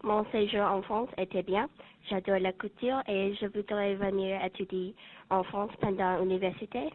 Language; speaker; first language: French; non-native, learner; English